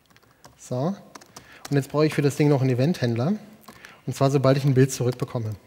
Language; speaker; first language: German; native; German